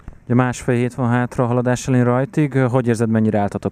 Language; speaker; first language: Hungarian; native; Hungarian